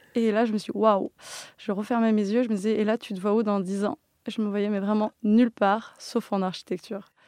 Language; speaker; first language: French; native; French